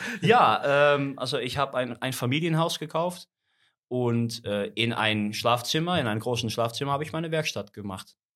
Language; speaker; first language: German; non-native, fluent; Dutch